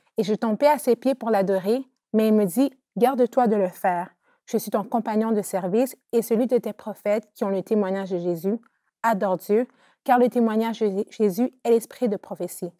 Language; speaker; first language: French; native; French